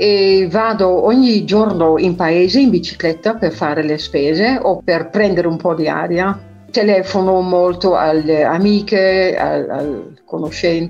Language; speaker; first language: Italian; non-native, fluent; Dutch